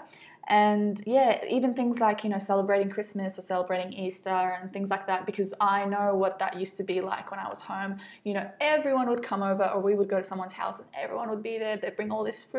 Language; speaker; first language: English; non-native, fluent; Arabic